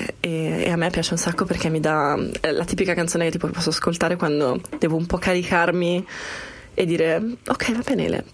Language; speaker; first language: Italian; native; Italian